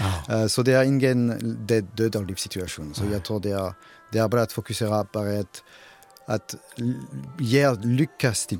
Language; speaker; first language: Swedish; non-native, fluent; French